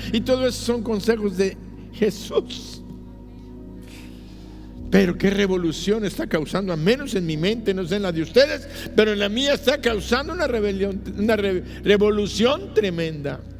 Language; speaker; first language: Spanish; native; Spanish